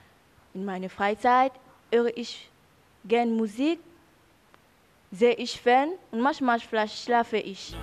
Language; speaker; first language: German; non-native, learner; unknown